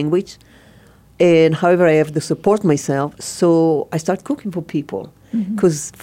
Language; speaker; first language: English; non-native, learner; Hebrew